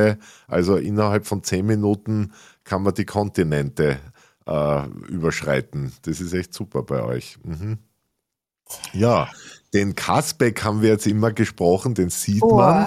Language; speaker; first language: German; native; German